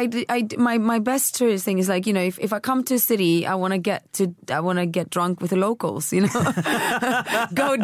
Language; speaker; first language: English; early bilingual, other home language; Swedish